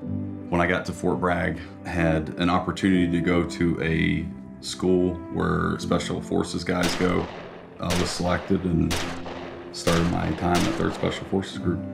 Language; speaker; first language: English; native; English